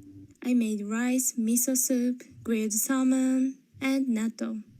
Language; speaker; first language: English; non-native, learner; Japanese